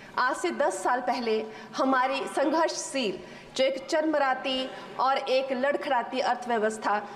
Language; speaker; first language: Hindi; native; Hindi